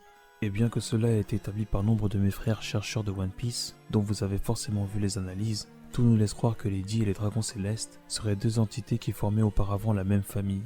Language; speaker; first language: French; native; French